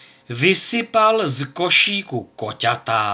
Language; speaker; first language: Czech; native; Czech